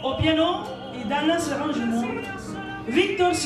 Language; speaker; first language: French; non-native, fluent; Spanish